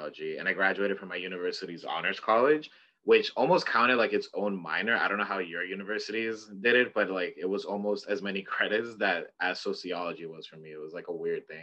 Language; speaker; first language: English; native; English